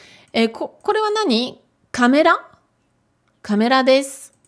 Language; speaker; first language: Japanese; non-native, fluent; French